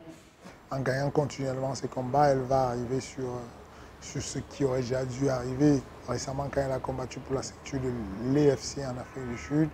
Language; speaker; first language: French; native; French